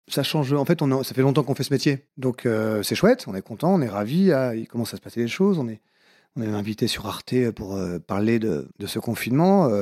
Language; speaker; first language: French; native; French